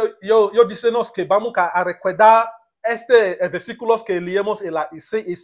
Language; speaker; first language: Spanish; non-native, learner; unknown